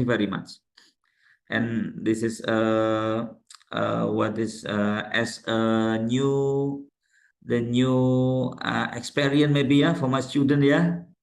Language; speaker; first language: English; non-native, local second language; Indonesian